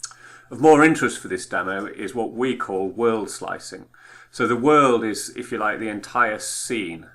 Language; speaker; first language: English; native; English